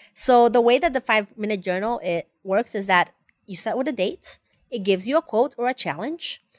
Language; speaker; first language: English; non-native, fluent; Spanish